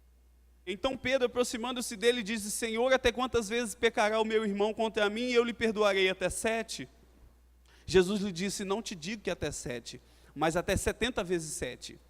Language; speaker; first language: Portuguese; native; Portuguese